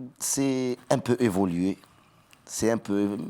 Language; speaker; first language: French; non-native, learner; Arabic